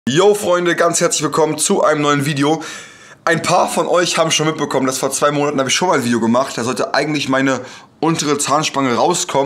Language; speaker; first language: German; native; German